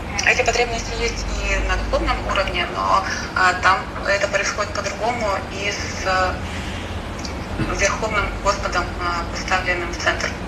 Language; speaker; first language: Russian; native; Russian